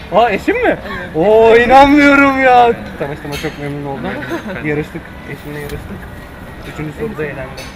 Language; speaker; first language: Turkish; native; Turkish